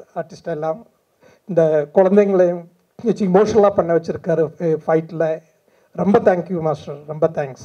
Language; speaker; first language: Tamil; non-native, fluent; Malayalam